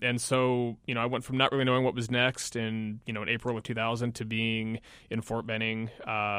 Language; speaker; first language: English; native; English